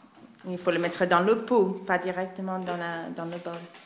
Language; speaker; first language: French; non-native, fluent; English